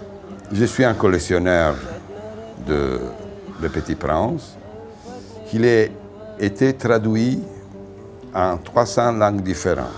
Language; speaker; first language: French; non-native, fluent; Italian